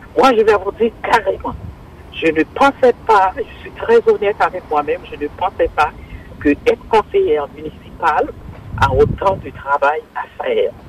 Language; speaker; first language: French; non-native, local second language; Haitian Creole